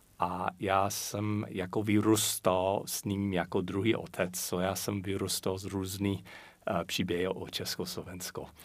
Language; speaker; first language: Czech; non-native, fluent; English